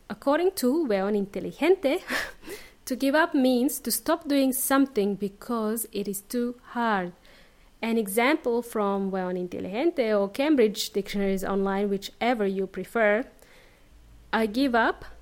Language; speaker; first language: English; native; English